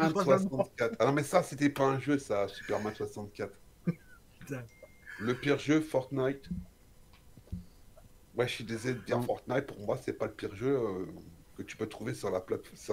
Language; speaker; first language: French; native; French